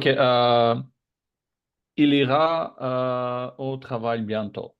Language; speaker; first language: French; non-native, learner; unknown